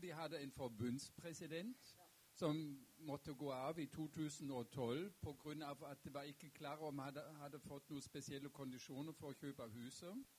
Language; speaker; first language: Norwegian; non-native, fluent; German